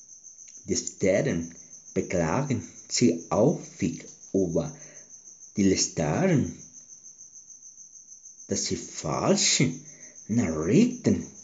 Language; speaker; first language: German; non-native, learner; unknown